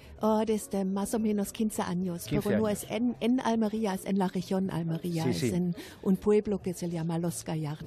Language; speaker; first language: Spanish; non-native, fluent; German